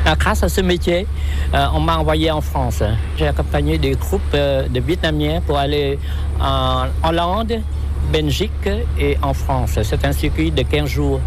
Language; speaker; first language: French; non-native, local second language; Vietnamese